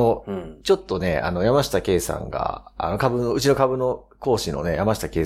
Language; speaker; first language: Japanese; native; Japanese